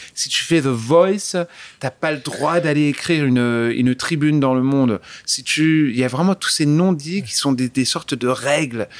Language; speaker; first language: French; early bilingual, other home language; English